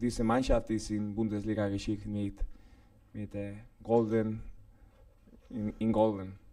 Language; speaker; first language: German; non-native, learner; Spanish